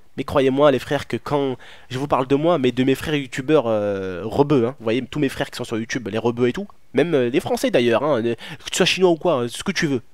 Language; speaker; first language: French; early bilingual, other home language; Arabic